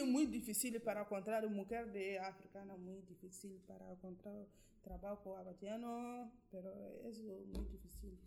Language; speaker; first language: Spanish; non-native, learner; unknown